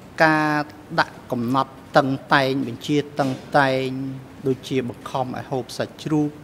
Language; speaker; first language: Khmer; native; Khmer